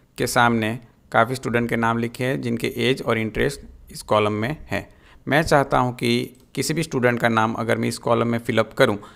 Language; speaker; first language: Hindi; non-native, local second language; Gujarati